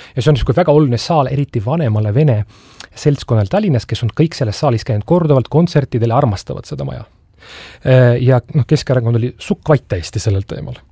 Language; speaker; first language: Estonian; non-native, local second language; Russian